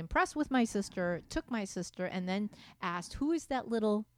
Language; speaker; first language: English; non-native, fluent; Japanese